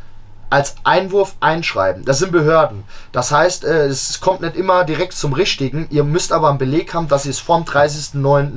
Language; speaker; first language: German; native; German